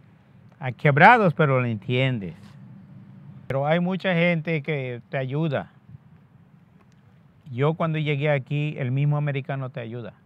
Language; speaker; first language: Spanish; non-native, local second language; Yucateco